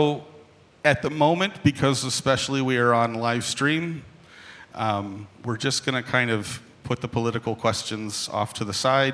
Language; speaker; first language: English; native; English